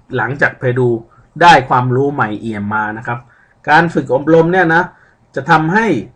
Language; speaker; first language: Thai; early bilingual, other home language; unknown